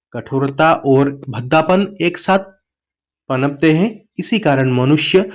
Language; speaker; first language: Hindi; non-native, local second language; Assamese